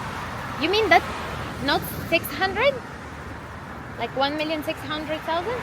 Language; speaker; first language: English; non-native, learner; Arabic